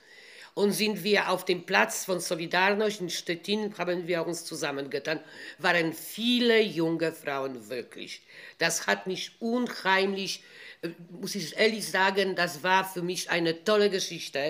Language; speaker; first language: German; non-native, fluent; Polish